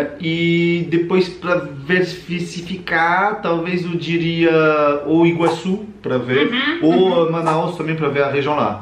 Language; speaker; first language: Portuguese; non-native, fluent; French